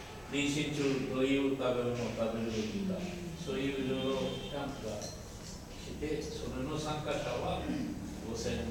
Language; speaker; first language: Japanese; non-native, learner; Bangla